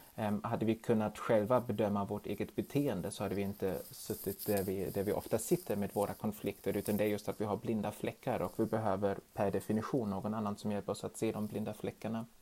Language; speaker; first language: Swedish; non-native, fluent; German